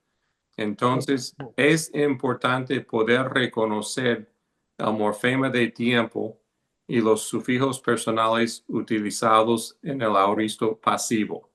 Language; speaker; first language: Spanish; non-native, fluent; English